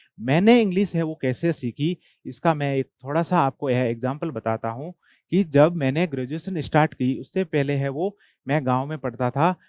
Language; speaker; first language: Hindi; non-native, local second language; Marwari